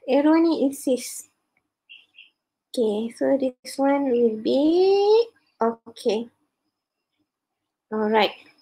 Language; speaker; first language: English; non-native, local second language; Malay